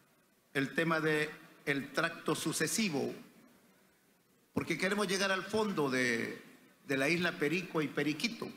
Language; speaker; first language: Spanish; native; Spanish